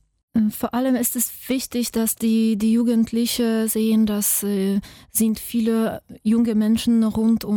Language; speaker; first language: German; non-native, fluent; Polish